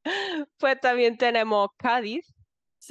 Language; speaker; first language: Spanish; native; Spanish